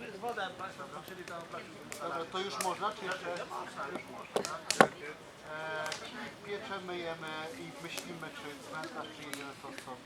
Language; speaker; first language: Polish; native; Polish